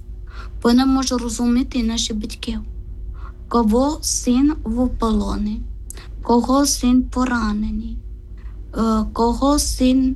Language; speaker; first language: Ukrainian; non-native, learner; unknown